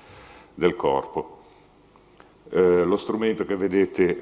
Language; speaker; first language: Italian; native; Italian